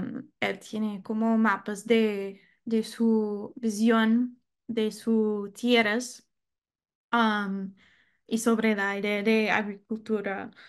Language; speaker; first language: Spanish; non-native, learner; English